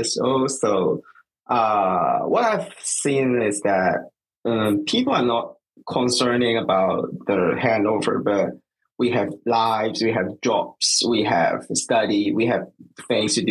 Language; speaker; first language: English; non-native, local second language; Cantonese